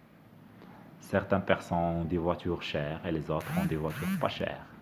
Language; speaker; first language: French; non-native, fluent; Arabic